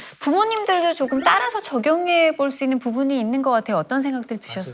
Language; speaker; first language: Korean; native; Korean